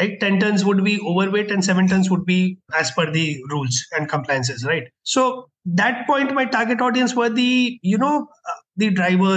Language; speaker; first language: English; non-native, local second language; Hindi